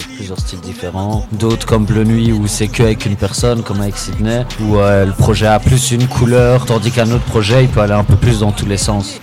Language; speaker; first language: French; native; French